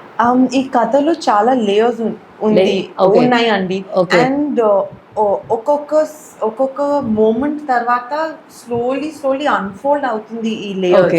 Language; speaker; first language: Telugu; non-native, local second language; Urdu